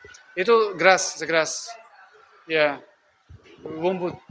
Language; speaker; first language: Indonesian; non-native, learner; Russian